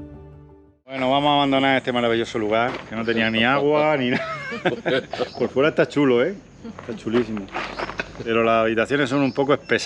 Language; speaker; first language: Spanish; native; Spanish